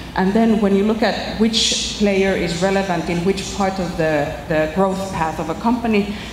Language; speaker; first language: English; non-native, fluent; Finnish